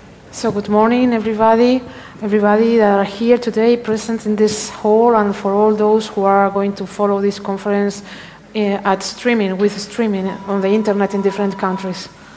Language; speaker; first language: English; non-native, fluent; Spanish